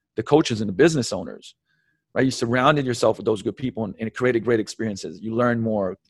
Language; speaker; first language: English; early bilingual, other home language; Slovenian